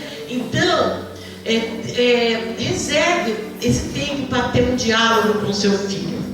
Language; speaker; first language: Portuguese; native; Portuguese